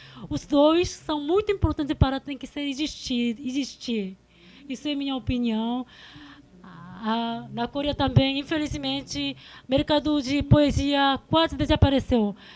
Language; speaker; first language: Portuguese; non-native, fluent; Korean